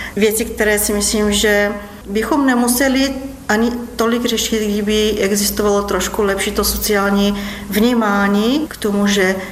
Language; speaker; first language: Czech; non-native, fluent; Bulgarian